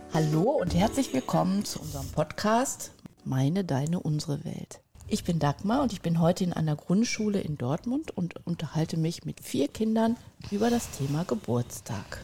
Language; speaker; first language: German; native; German